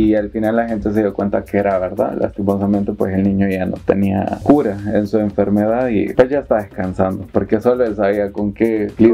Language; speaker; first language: Spanish; native; Spanish